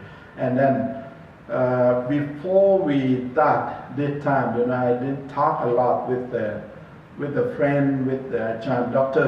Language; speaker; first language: English; non-native, learner; Thai